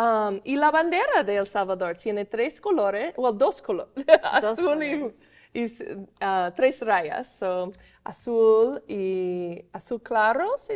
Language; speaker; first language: Spanish; non-native, fluent; English